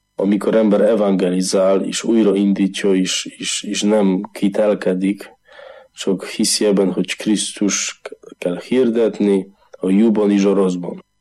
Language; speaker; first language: Hungarian; non-native, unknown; Polish